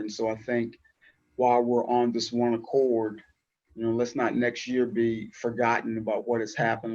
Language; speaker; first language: English; native; English